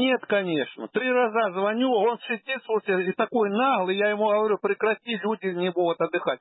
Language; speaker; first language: Russian; native; Russian